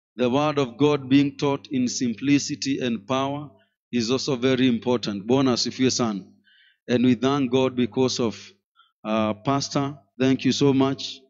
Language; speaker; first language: English; non-native, local second language; Swahili